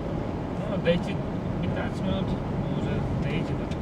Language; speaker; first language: Russian; non-native, local second language; Uzbek